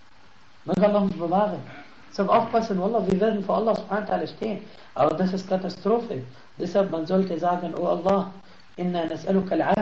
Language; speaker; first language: German; non-native, fluent; Arabic